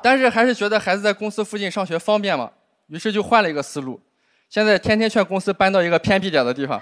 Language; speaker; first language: Chinese; native; Chinese